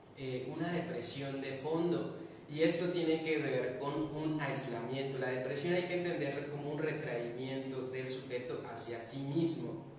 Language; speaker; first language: Spanish; native; Spanish